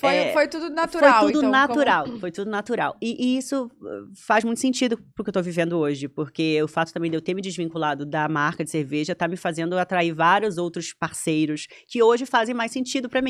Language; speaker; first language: Portuguese; native; Portuguese